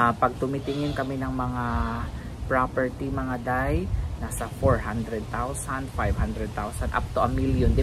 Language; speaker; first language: Filipino; non-native, local second language; Cebuano